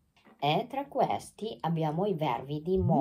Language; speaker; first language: Italian; non-native, fluent; Japanese